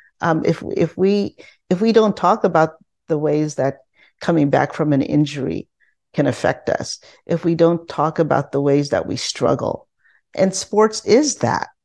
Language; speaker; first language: English; non-native, local second language; Filipino